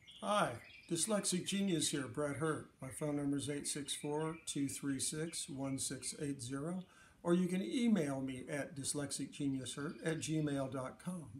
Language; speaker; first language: English; native; English